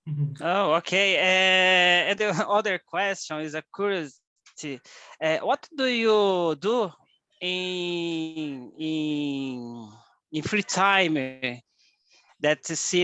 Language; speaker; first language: English; non-native, learner; Portuguese